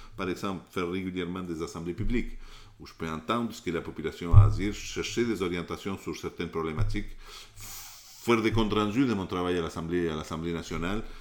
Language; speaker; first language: French; non-native, fluent; Spanish